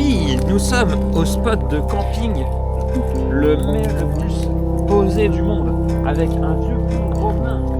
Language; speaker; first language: French; native; French